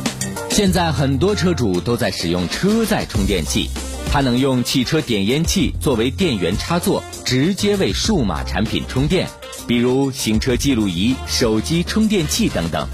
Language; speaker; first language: Chinese; native; Chinese